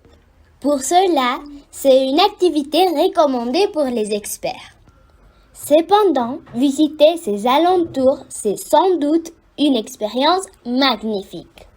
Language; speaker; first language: French; non-native, fluent; Spanish